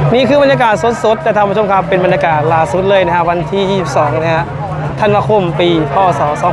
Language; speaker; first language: Thai; native; Thai